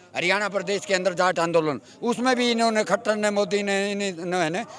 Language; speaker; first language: Hindi; native; Hindi